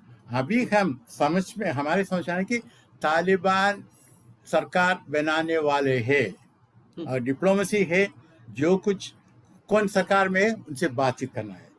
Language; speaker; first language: Hindi; non-native, local second language; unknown